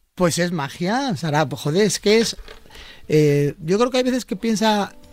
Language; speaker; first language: Spanish; native; Spanish